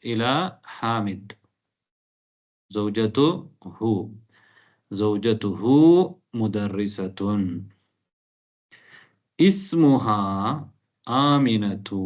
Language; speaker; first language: Arabic; non-native, fluent; Tamil